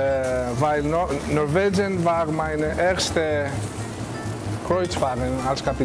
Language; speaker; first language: German; non-native, learner; Greek